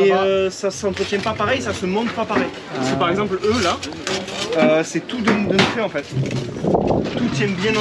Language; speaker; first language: French; native; French